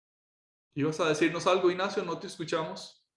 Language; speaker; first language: Spanish; native; Spanish